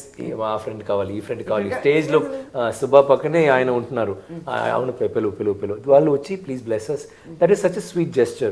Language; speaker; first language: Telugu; non-native, local second language; Tamil